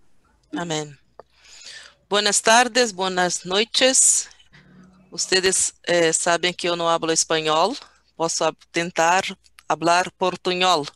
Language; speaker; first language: Spanish; non-native, learner; Portuguese